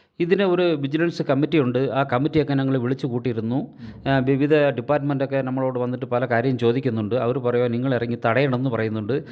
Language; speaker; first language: Malayalam; non-native, local second language; Tamil